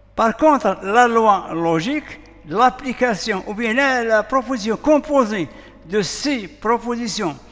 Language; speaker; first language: French; non-native, local second language; Arabic